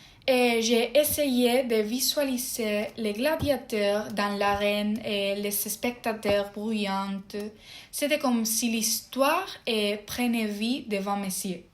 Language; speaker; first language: French; non-native, fluent; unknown